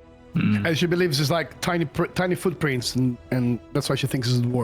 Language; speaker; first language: English; native; English